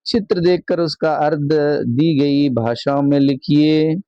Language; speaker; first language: Hindi; non-native, local second language; Telugu